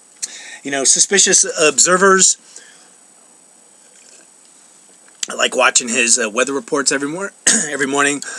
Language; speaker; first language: English; native; English